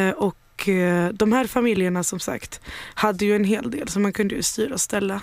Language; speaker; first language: Swedish; early bilingual, other home language; Spanish